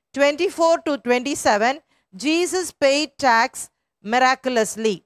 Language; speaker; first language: English; non-native, local second language; Tamil